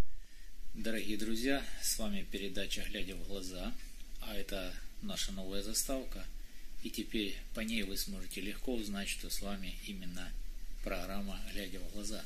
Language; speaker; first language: Russian; native; Russian